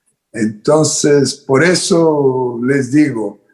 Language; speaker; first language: Spanish; non-native, fluent; Portuguese